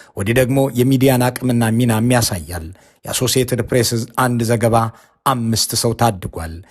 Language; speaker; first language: Amharic; native; Amharic